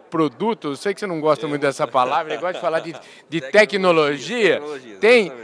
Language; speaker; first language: Portuguese; native; Portuguese